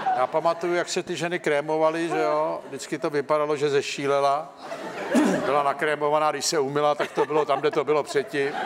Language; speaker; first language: Czech; native; Czech